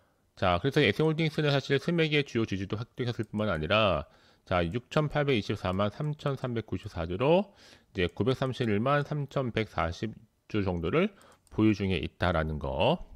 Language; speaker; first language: Korean; native; Korean